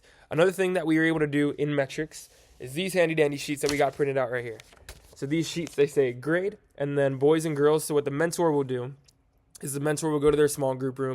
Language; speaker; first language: English; native; English